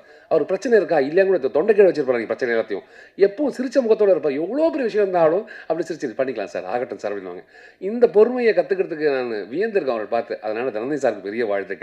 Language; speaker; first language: Tamil; native; Tamil